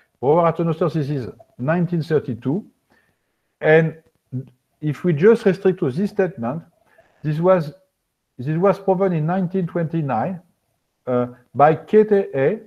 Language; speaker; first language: English; non-native, fluent; French